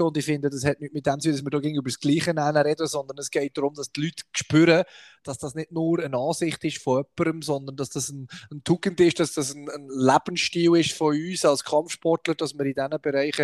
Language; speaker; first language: German; native; German